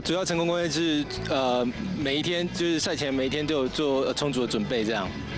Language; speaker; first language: Chinese; native; Chinese